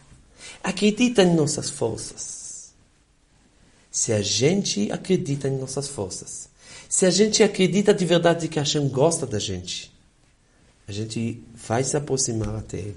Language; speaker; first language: Portuguese; non-native, fluent; Hebrew